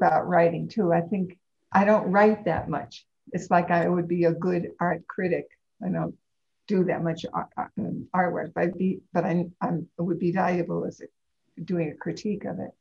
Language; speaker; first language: English; native; English